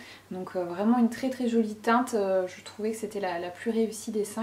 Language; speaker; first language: French; native; French